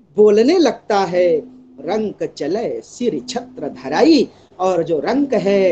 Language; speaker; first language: Hindi; native; Hindi